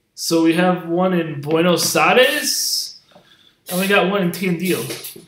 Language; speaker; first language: English; native; English